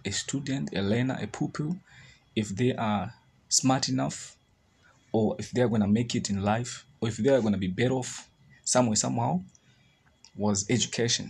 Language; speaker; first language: English; non-native, local second language; Shona